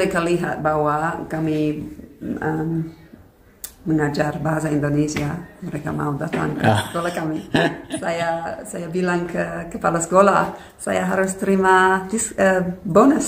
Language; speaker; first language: Indonesian; non-native, fluent; English